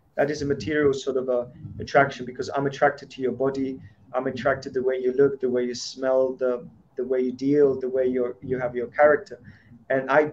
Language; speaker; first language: English; non-native, fluent; Slovak